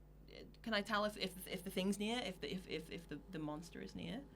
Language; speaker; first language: English; native; English